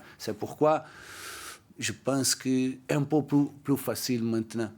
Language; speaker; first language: French; non-native, learner; Portuguese